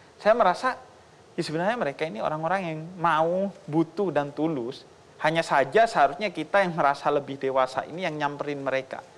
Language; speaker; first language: Indonesian; native; Indonesian